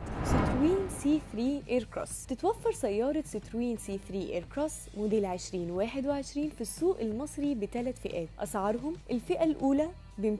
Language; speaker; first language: Arabic; native; Arabic